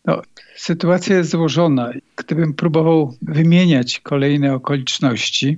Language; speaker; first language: Polish; native; Polish